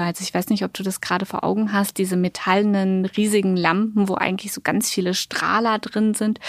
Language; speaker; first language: German; native; German